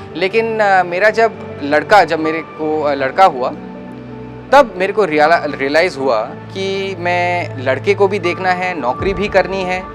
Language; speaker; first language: Hindi; native; Hindi